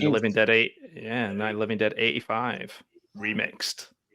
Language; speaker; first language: English; native; English